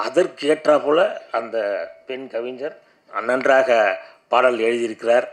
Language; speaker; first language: Tamil; native; Tamil